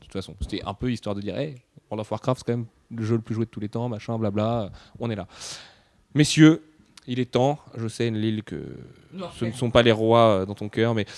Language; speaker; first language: French; native; French